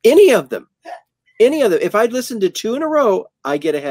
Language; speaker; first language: English; native; English